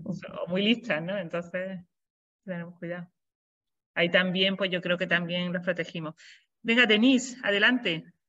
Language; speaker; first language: Spanish; native; Spanish